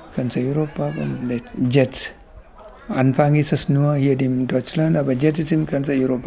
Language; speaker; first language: German; non-native, learner; Tamil